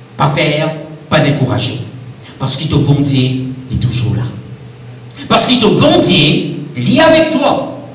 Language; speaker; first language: French; non-native, local second language; Morisyen